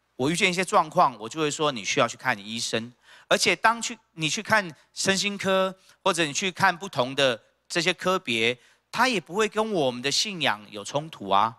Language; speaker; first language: Chinese; native; Chinese